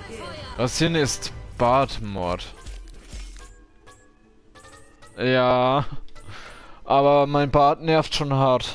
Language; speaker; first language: German; native; German